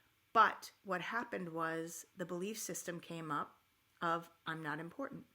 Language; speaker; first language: English; native; English